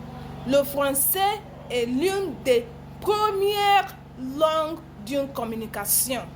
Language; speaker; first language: French; non-native, learner; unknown